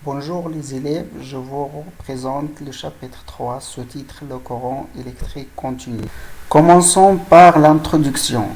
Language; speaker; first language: French; non-native, local second language; Arabic